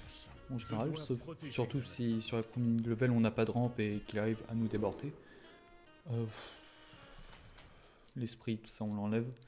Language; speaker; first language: French; native; French